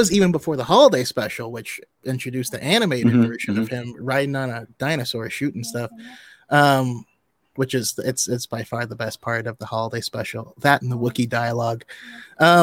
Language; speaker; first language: English; native; English